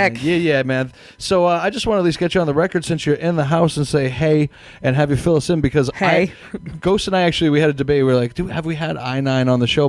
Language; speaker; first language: English; native; English